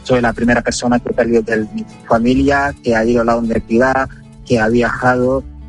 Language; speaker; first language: Spanish; non-native, fluent; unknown